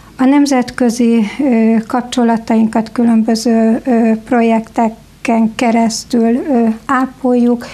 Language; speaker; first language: Hungarian; native; Hungarian